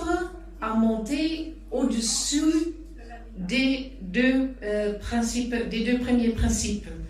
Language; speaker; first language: French; non-native, fluent; German